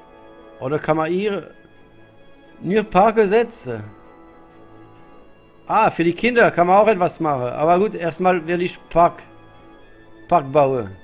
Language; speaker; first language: German; non-native, learner; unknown